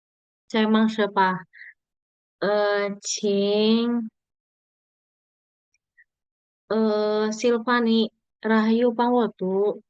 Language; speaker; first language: Chinese; non-native, fluent; Indonesian